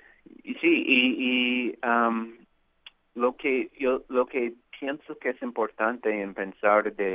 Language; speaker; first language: Spanish; non-native, fluent; English